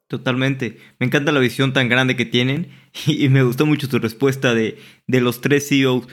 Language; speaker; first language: Spanish; native; Spanish